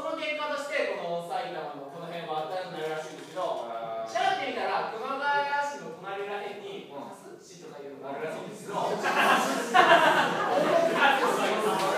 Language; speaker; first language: Japanese; native; Japanese